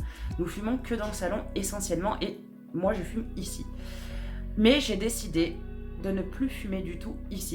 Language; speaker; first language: French; native; French